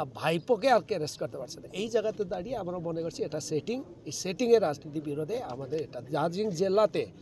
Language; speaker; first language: Bangla; native; Bangla